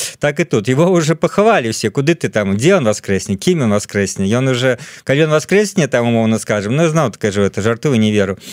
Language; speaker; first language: Belarusian; non-native, local second language; Russian